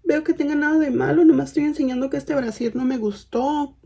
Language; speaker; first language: Spanish; early bilingual, other home language; English